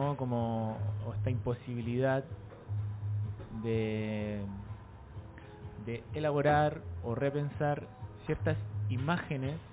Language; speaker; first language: Spanish; native; Spanish